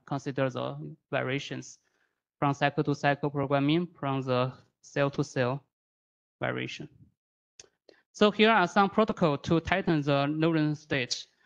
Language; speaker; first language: English; non-native, fluent; Chinese